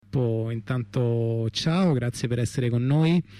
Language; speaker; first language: Italian; native; Italian